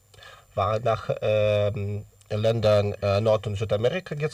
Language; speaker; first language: German; non-native, learner; Russian